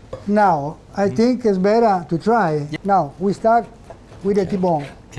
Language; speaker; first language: English; non-native, learner; Italian